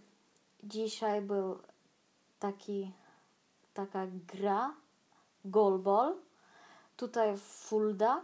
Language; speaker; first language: Polish; non-native, learner; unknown